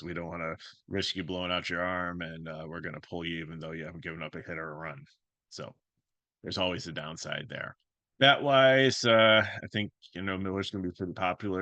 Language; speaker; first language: English; native; English